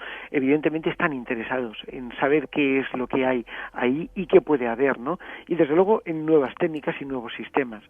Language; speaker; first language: Spanish; native; Spanish